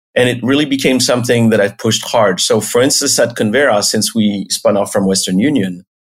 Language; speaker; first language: English; non-native, fluent; French